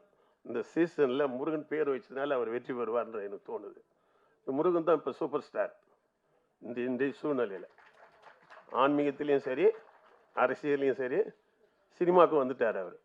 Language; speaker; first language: Tamil; native; Tamil